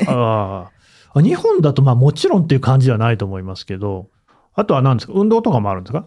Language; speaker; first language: Japanese; native; Japanese